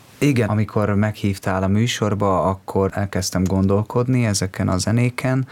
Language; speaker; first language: Hungarian; native; Hungarian